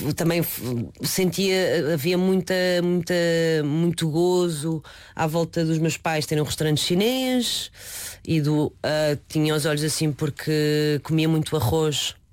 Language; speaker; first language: Portuguese; early bilingual, other home language; Chinese